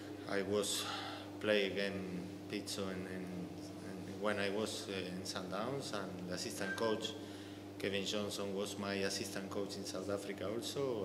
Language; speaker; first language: English; non-native, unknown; Arabic